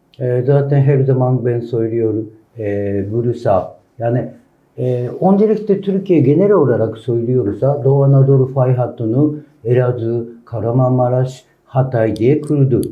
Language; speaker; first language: Turkish; non-native, learner; Japanese